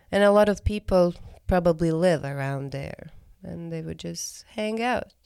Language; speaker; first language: English; non-native, fluent; Croatian